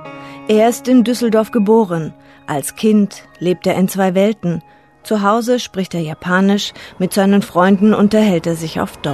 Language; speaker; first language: German; native; German